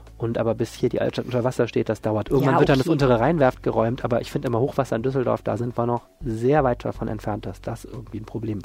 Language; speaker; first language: German; native; German